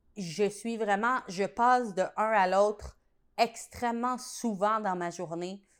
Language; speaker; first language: French; native; French